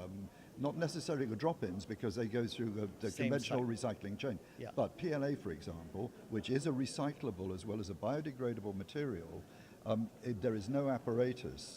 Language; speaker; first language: English; native; English